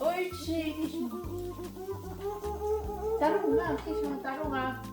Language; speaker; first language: Korean; non-native, learner; Filipino